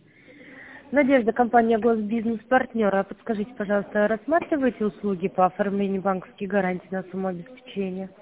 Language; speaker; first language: Russian; native; Russian